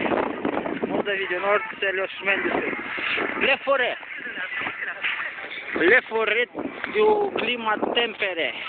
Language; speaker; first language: French; non-native, learner; Romanian